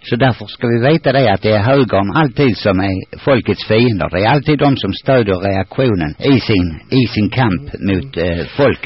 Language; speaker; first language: Swedish; native; Swedish